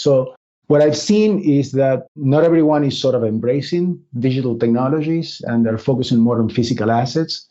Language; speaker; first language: English; non-native, fluent; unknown